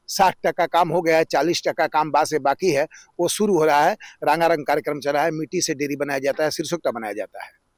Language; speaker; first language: Hindi; native; Hindi